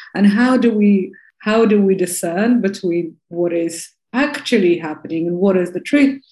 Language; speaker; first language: English; non-native, fluent; Russian